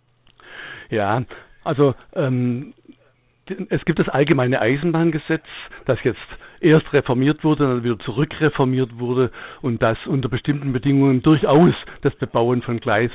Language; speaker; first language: German; native; German